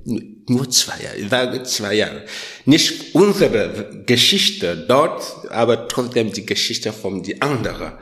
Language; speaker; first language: German; non-native, learner; French